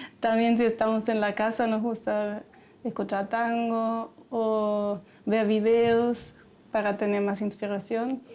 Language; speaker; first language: Spanish; non-native, fluent; German